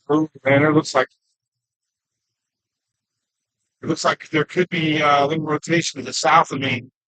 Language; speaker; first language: English; native; English